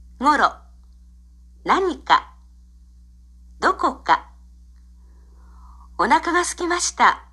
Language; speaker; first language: Japanese; non-native, learner; Indonesian